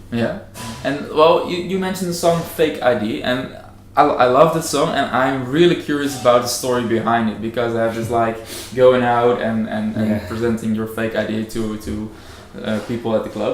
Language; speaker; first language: English; non-native, fluent; Dutch